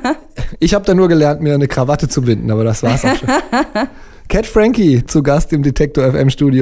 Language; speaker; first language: German; native; German